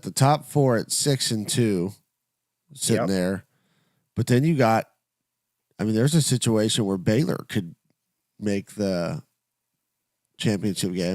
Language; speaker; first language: English; native; English